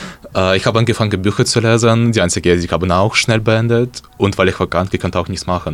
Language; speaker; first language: German; non-native, learner; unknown